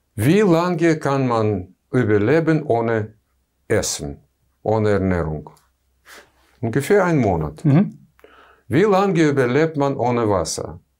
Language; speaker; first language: German; non-native, fluent; Russian